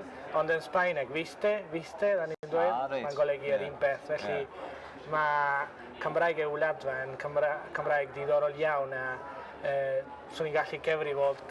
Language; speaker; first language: Welsh; non-native, fluent; Spanish